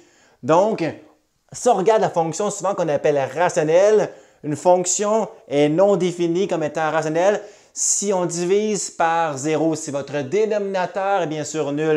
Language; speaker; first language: French; native; French